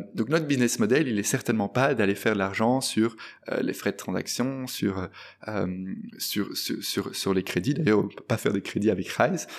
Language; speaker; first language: French; native; French